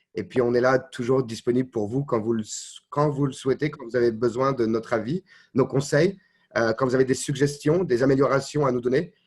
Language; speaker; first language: French; native; French